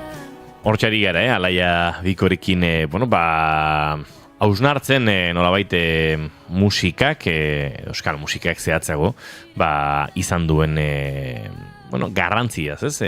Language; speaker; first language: Basque; native; Basque